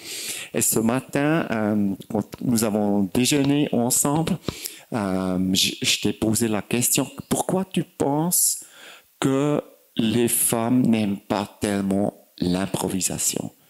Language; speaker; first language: French; non-native, fluent; German